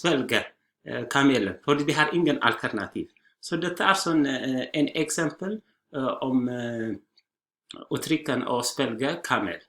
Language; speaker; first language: Norwegian; non-native, learner; Tigrinya